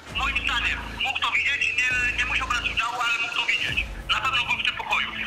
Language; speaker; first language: Polish; native; Polish